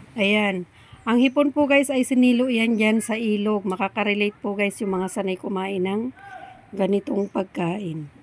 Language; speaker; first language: Filipino; non-native, local second language; Bikol